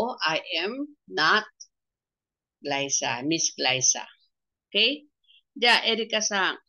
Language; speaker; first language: English; non-native, local second language; Filipino